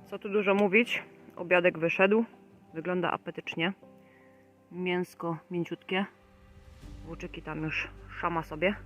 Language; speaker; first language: Polish; native; Polish